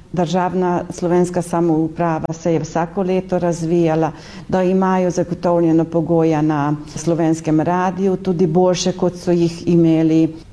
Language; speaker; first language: Slovenian; native; Slovenian